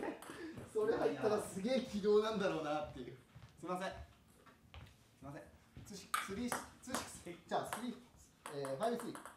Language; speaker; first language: Japanese; native; Japanese